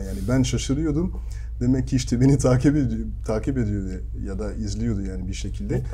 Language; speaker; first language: Turkish; non-native, fluent; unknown